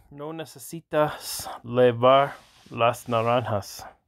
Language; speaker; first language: Spanish; non-native, learner; English